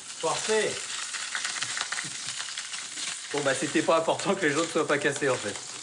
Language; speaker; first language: French; native; French